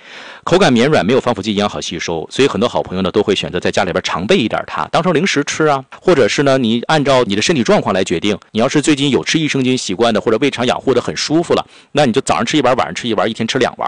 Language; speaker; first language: Chinese; native; Chinese